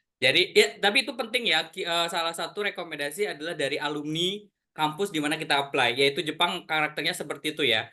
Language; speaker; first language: Indonesian; native; Indonesian